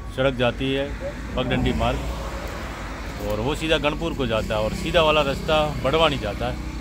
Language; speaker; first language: Hindi; non-native, local second language; Gujarati